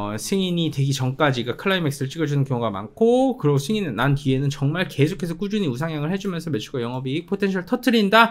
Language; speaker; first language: Korean; native; Korean